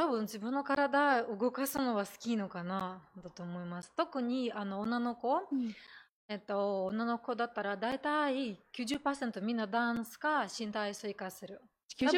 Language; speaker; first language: Japanese; non-native, fluent; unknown